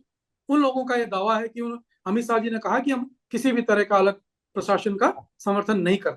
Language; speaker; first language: Hindi; native; Hindi